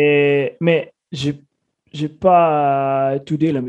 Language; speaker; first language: French; non-native, fluent; English